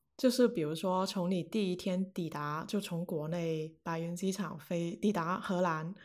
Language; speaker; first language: Chinese; non-native, local second language; Cantonese